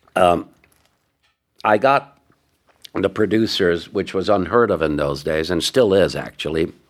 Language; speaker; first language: English; early bilingual, other home language; Hungarian